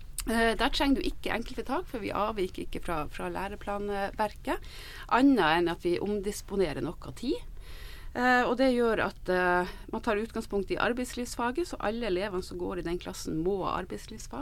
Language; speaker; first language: Norwegian; native; Norwegian